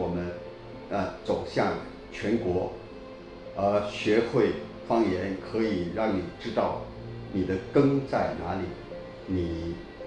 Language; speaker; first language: Chinese; native; Chinese